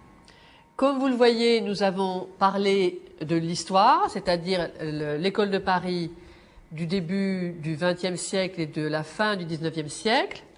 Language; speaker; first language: French; native; French